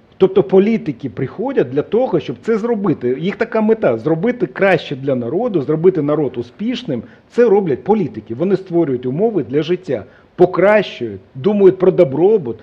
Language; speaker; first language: Ukrainian; non-native, local second language; Russian